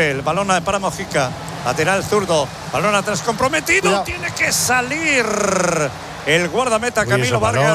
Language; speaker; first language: Spanish; native; Spanish